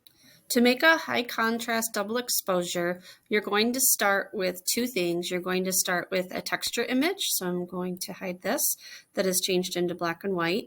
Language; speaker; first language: English; native; English